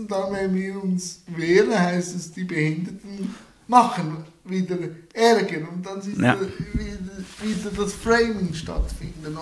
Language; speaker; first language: German; native; German